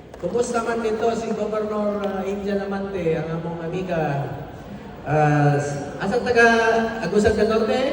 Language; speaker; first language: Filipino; non-native, local second language; Cebuano